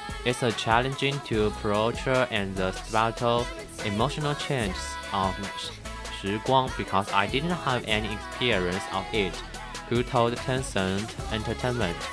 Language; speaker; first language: English; non-native, fluent; Chinese